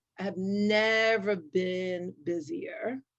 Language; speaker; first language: English; native; English